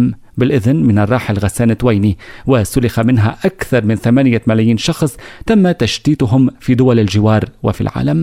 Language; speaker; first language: Arabic; native; Arabic